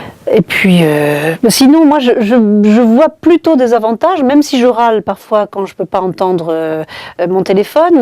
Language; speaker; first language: French; native; French